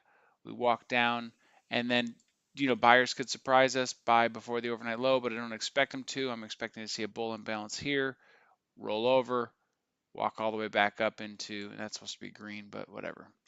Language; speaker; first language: English; native; English